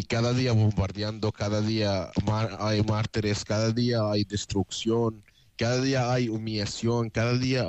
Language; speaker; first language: Spanish; non-native, fluent; Arabic